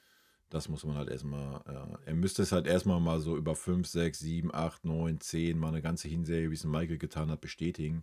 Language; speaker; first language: German; native; German